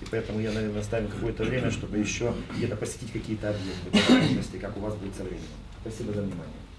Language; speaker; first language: Russian; native; Russian